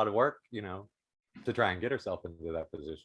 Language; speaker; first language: English; native; English